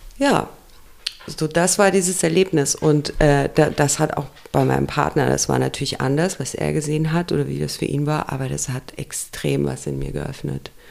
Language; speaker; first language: German; early bilingual, other home language; Romanian